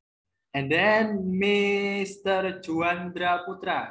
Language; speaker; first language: English; non-native, learner; Indonesian